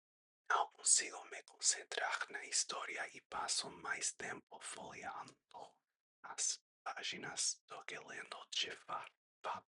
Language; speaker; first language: Portuguese; non-native, learner; English